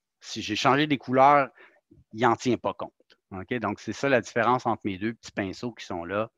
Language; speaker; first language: French; native; French